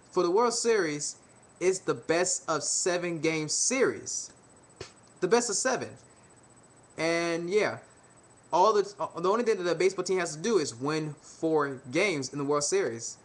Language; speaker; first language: English; native; English